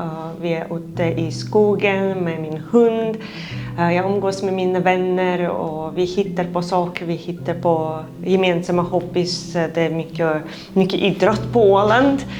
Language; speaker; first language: Swedish; non-native, fluent; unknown